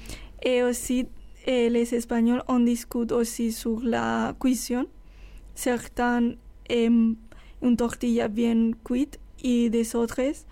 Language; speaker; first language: French; non-native, learner; Spanish